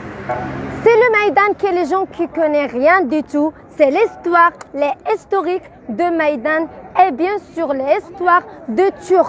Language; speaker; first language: French; non-native, learner; Arabic